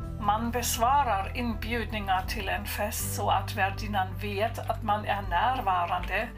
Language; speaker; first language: Swedish; non-native, fluent; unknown